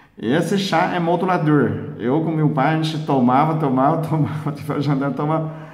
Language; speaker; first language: Portuguese; non-native, fluent; Chinese